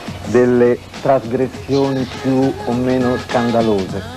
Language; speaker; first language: Italian; native; Italian